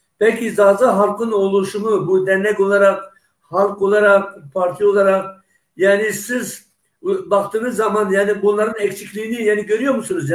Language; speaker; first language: Turkish; non-native, local second language; Zaza